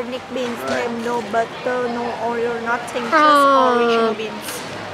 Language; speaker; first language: English; non-native, learner; Vietnamese